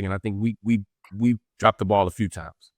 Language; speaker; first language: English; native; English